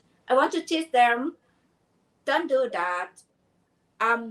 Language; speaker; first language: English; non-native, learner; Thai